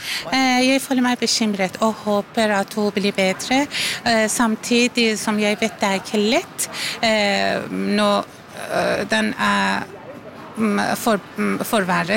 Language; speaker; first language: Norwegian; non-native, fluent; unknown